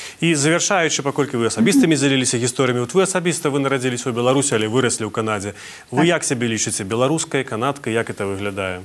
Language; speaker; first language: Belarusian; native; Belarusian